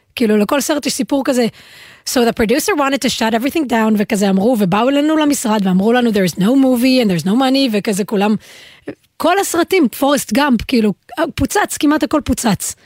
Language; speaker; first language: Hebrew; native; Hebrew